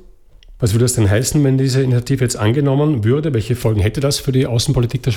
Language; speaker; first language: German; native; German